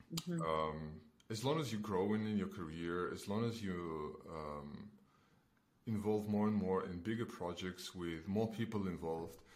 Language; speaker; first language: English; non-native, fluent; Belarusian